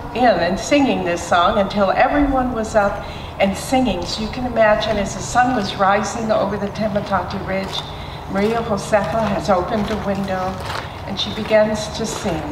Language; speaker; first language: English; native; English